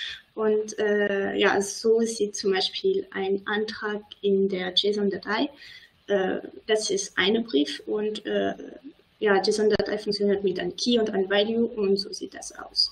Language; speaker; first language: German; non-native, fluent; French